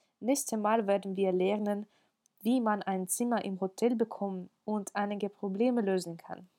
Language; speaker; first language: German; non-native, fluent; Russian